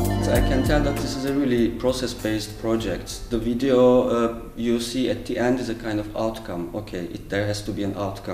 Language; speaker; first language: English; non-native, fluent; Turkish